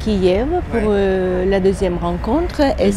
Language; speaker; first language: French; non-native, fluent; Ukrainian